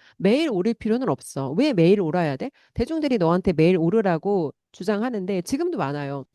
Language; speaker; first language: Korean; native; Korean